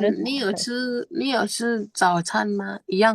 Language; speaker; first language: Chinese; non-native, learner; Indonesian